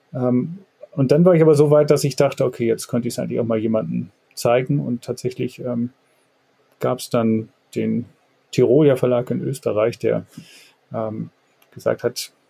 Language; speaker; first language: German; native; German